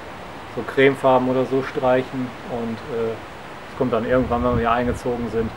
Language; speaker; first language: German; native; German